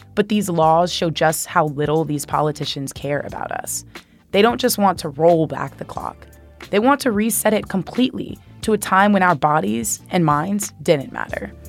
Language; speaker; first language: English; native; English